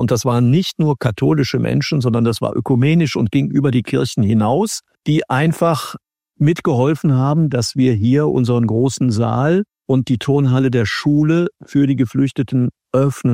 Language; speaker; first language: German; native; German